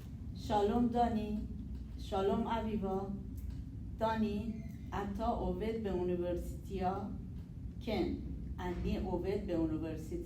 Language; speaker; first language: Hebrew; non-native, learner; English